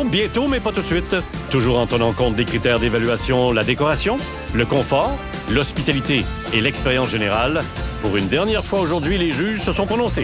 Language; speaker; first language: French; native; French